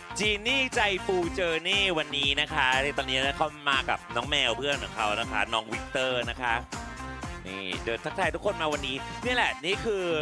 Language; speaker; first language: Thai; native; Thai